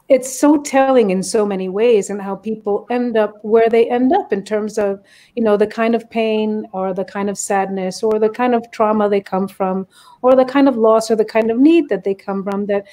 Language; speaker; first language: English; native; English